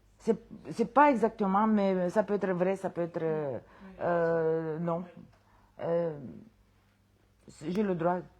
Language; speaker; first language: French; non-native, fluent; Romanian